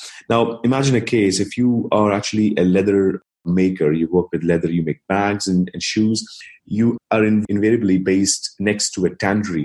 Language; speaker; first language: English; non-native, local second language; Hindi